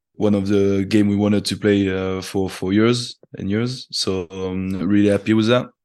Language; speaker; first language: English; non-native, fluent; French